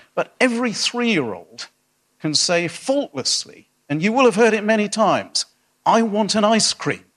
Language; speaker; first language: English; native; English